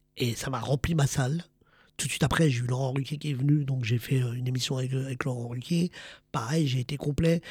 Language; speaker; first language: French; early bilingual, other home language; Arabic